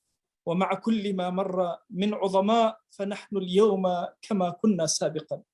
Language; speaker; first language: Arabic; non-native, local second language; Kurdish